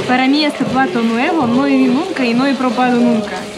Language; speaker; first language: Spanish; non-native, fluent; Russian